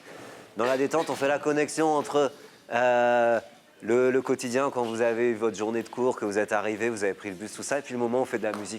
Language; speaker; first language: French; native; French